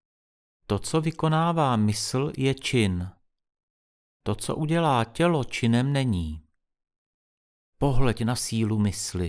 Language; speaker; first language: Czech; native; Czech